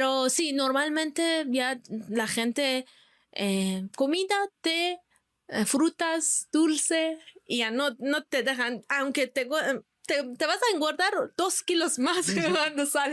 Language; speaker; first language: Spanish; non-native, fluent; Persian